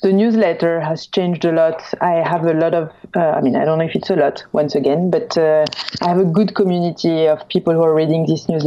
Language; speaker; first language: English; non-native, fluent; French